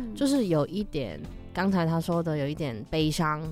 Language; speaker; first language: Chinese; non-native, local second language; Cantonese